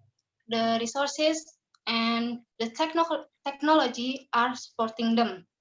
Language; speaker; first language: English; non-native, learner; Indonesian